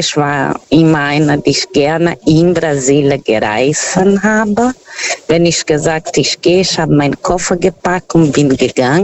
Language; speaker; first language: German; non-native, fluent; Portuguese